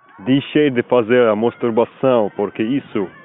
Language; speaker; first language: Portuguese; non-native, learner; Spanish